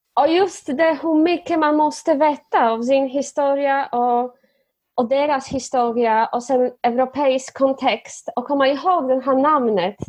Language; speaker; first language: Swedish; non-native, fluent; Polish